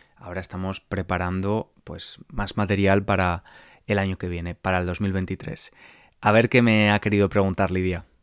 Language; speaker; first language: Spanish; native; Spanish